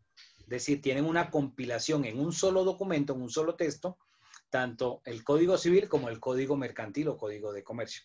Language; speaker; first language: Spanish; native; Spanish